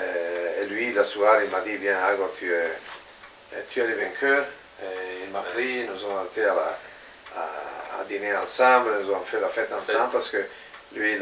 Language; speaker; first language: French; non-native, fluent; Italian